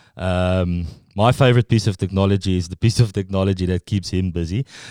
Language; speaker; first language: English; non-native, local second language; Afrikaans